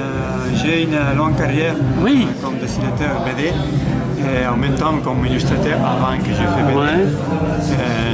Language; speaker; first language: French; non-native, learner; Catalan